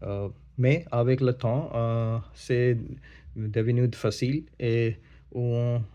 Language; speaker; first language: French; non-native, learner; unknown